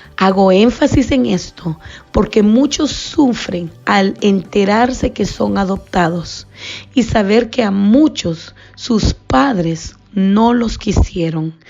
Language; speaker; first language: Spanish; native; Spanish